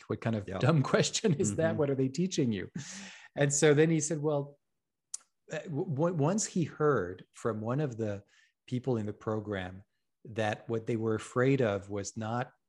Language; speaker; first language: English; non-native, fluent; French